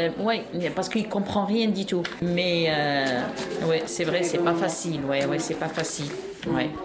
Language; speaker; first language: French; non-native, local second language; Arabic